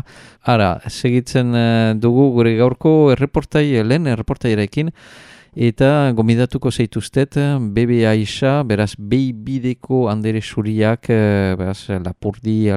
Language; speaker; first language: Basque; native; Basque